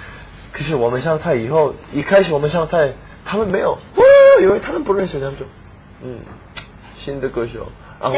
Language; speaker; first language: Chinese; non-native, learner; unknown